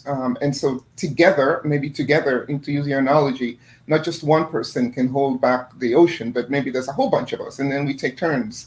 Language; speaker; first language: English; non-native, fluent; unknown